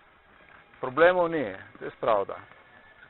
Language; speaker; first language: Polish; non-native, learner; Slovenian